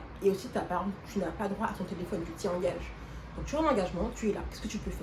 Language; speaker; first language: French; native; French